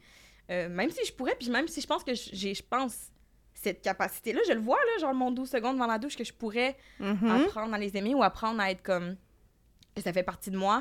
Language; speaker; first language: French; native; French